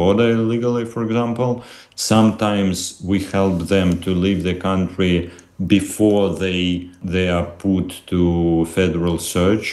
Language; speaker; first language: English; non-native, fluent; Russian